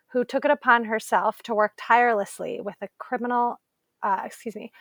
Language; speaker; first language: English; native; English